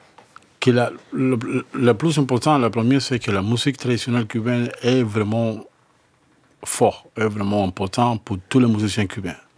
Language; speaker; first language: French; non-native, fluent; Spanish